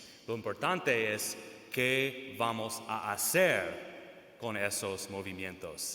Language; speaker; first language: Spanish; non-native, fluent; English